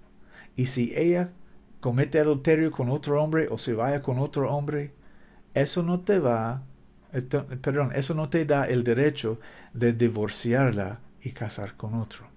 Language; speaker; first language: Spanish; non-native, learner; English